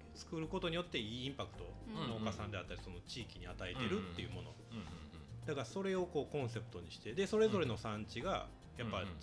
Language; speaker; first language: Japanese; native; Japanese